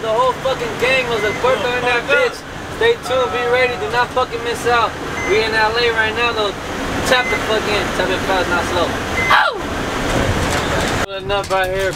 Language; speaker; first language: English; early bilingual, other home language; Spanish